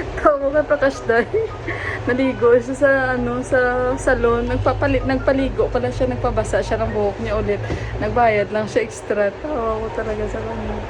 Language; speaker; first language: Filipino; native; Filipino